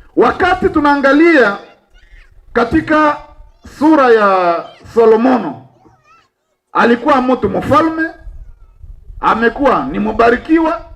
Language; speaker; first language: Swahili; non-native, local second language; Nande